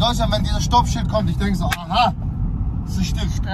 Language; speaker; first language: German; early bilingual, other home language; Turkish